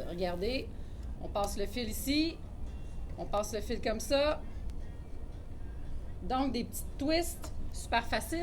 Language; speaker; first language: French; native; French